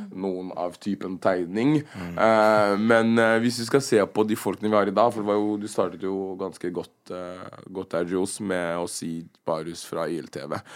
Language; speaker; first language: Norwegian; early bilingual, other home language; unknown